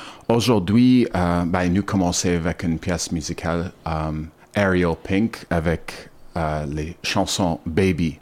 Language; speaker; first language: French; non-native, learner; English